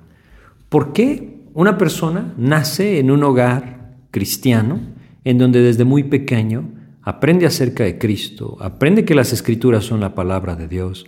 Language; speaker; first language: Spanish; native; Spanish